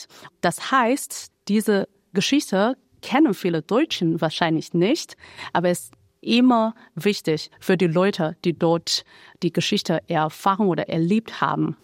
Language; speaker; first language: German; non-native, fluent; Chinese